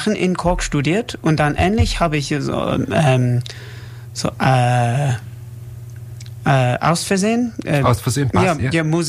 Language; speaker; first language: German; non-native, learner; English